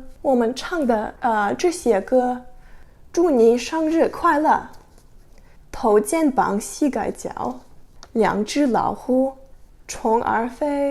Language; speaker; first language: Chinese; non-native, learner; Russian